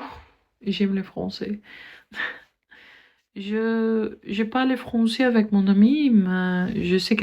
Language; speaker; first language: French; non-native, learner; Portuguese